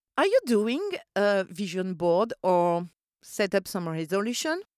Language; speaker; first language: English; non-native, fluent; French